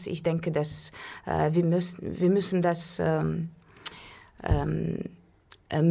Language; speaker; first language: German; non-native, learner; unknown